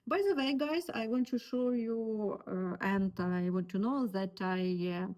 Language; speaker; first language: English; non-native, learner; Ukrainian